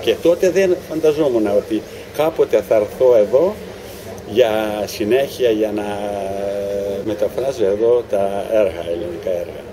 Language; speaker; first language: Greek; non-native, learner; Ukrainian